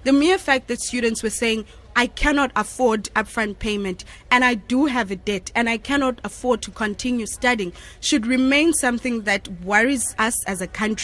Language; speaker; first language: English; non-native, local second language; Xhosa